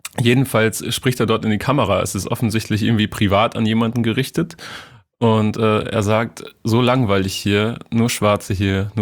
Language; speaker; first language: German; native; German